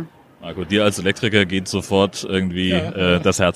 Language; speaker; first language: German; native; German